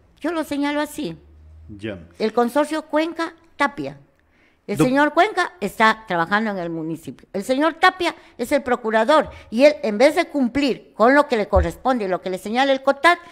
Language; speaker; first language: Spanish; native; Spanish